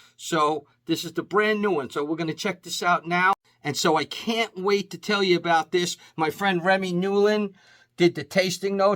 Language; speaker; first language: English; native; English